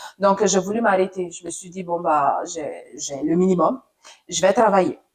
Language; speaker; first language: French; non-native, fluent; Italian